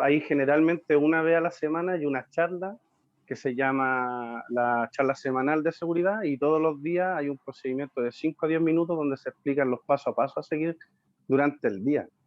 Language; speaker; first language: Spanish; native; Spanish